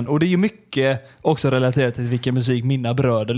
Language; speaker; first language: Swedish; native; Swedish